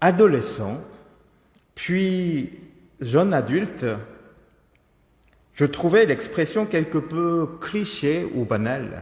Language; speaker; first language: French; non-native, fluent; Korean